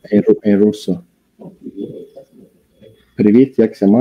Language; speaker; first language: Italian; early bilingual, other home language; Ukrainian